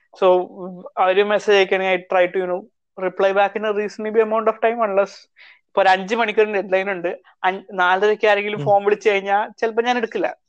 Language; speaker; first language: English; non-native, local second language; Malayalam